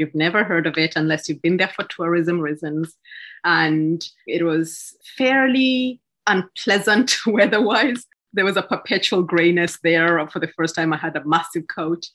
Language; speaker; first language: English; non-native, local second language; Gusii